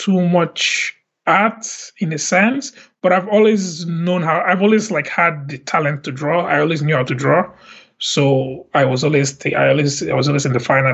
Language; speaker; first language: English; non-native, local second language; Igbo